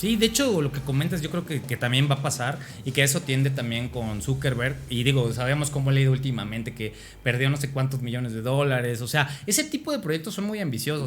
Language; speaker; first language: Spanish; native; Spanish